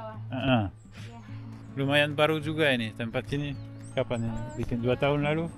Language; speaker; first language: Indonesian; non-native, learner; French